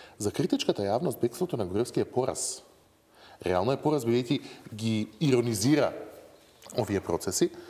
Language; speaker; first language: Macedonian; native; Macedonian